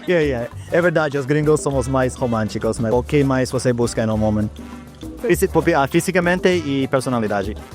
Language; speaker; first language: Portuguese; non-native, learner; English